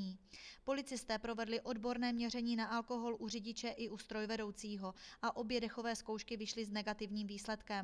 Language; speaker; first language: Czech; native; Czech